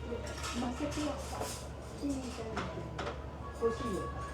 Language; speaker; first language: Japanese; native; Japanese